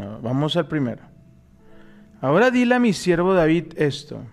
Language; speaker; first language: Spanish; native; Spanish